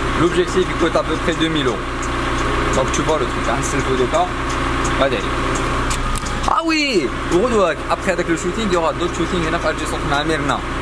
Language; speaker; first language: French; non-native, local second language; Arabic